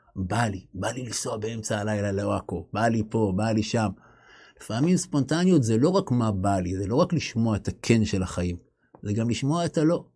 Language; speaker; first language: Hebrew; native; Hebrew